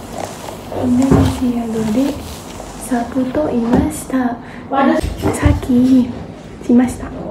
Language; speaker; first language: Japanese; non-native, learner; Indonesian